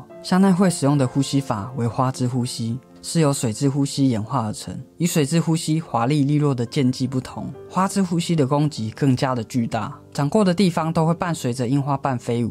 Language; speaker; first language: Chinese; native; Chinese